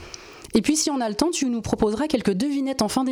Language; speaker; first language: French; native; French